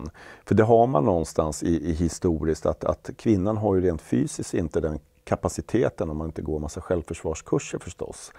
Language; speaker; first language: Swedish; native; Swedish